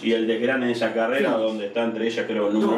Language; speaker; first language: Spanish; native; Spanish